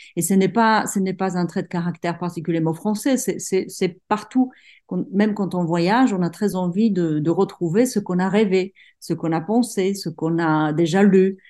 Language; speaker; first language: French; non-native, fluent; Czech